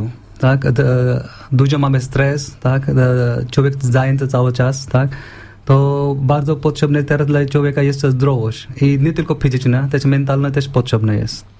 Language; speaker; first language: Polish; non-native, learner; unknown